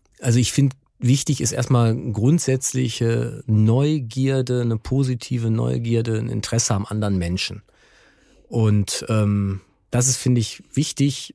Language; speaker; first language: German; native; German